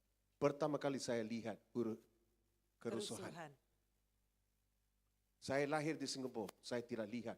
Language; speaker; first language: Indonesian; non-native, fluent; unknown